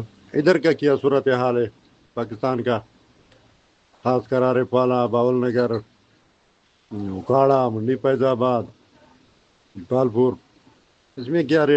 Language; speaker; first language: Hindi; non-native, fluent; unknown